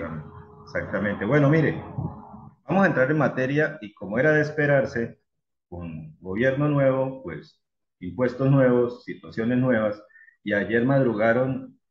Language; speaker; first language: Spanish; native; Spanish